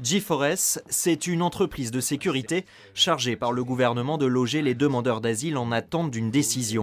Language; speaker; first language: French; native; French